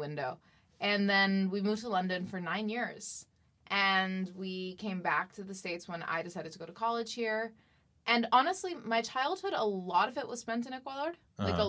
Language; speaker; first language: English; native; English